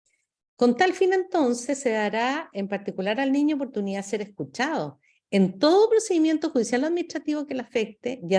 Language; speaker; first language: Spanish; native; Spanish